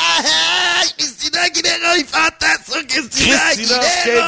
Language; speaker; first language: French; native; French